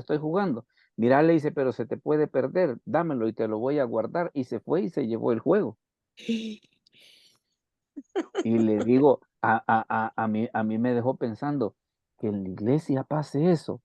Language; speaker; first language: Spanish; native; Spanish